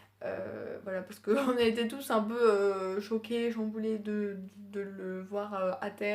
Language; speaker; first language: French; native; French